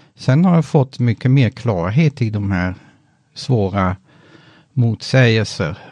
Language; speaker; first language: Swedish; non-native, fluent; Dutch